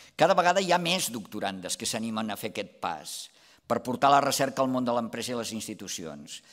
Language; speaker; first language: Catalan; native; Catalan